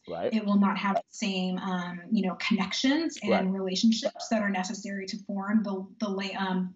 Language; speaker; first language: English; native; English